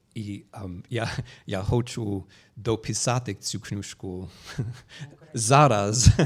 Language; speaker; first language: Ukrainian; non-native, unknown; English